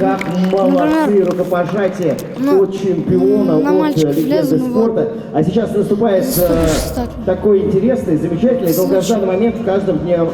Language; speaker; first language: Russian; native; Russian